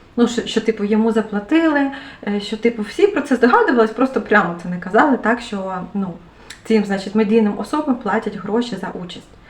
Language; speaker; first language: Ukrainian; native; Ukrainian